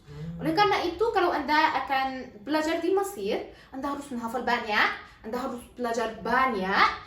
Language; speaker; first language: Indonesian; non-native, learner; Arabic